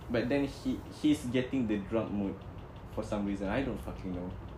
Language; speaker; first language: English; non-native, local second language; Malay